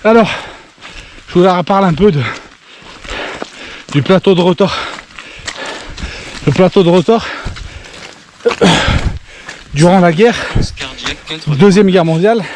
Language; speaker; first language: French; native; French